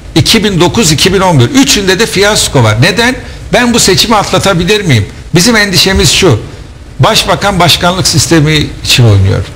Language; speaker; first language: Turkish; native; Turkish